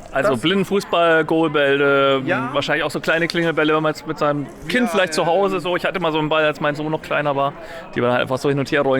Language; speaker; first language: German; native; German